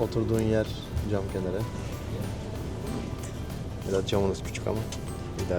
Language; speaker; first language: Turkish; native; Turkish